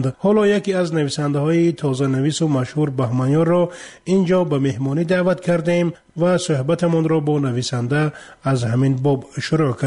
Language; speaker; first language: Tajik; native; Tajik